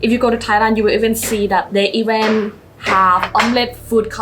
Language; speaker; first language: English; non-native, fluent; Thai